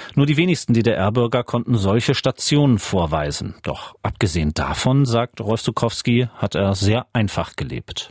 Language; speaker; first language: German; native; German